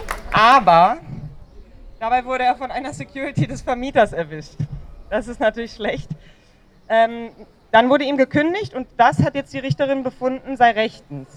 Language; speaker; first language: German; native; German